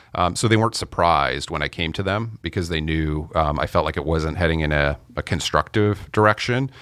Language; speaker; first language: English; native; English